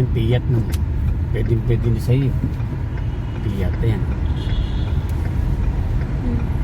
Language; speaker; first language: Filipino; native; Filipino